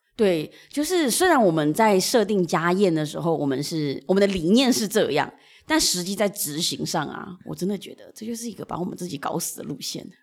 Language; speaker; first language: Chinese; native; Chinese